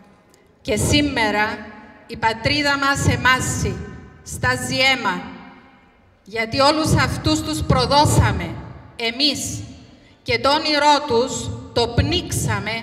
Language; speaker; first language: Greek; native; Greek